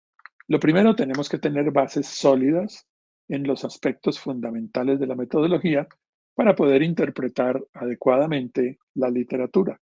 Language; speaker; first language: Spanish; native; Spanish